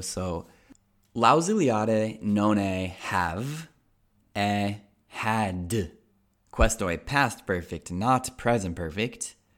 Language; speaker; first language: Italian; non-native, fluent; English